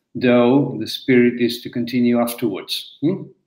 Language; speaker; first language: English; non-native, fluent; Spanish